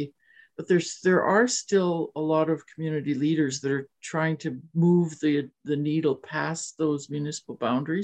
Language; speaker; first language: English; native; English